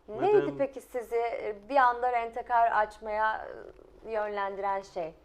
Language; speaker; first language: Turkish; native; Turkish